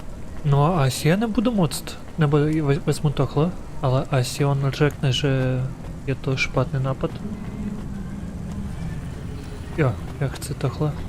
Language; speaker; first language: Czech; non-native, learner; Ukrainian